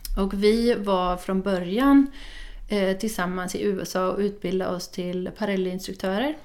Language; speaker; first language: Swedish; non-native, fluent; Dutch